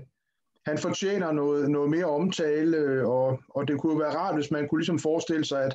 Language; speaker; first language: Danish; native; Danish